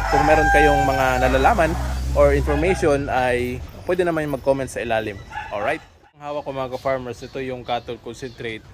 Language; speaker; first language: Filipino; non-native, local second language; Cebuano